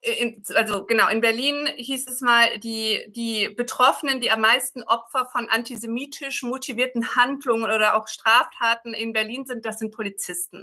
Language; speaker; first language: German; native; German